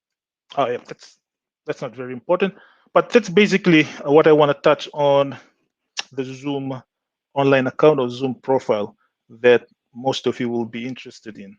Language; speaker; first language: English; non-native, local second language; Fijian